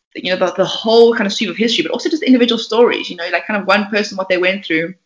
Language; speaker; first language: English; native; English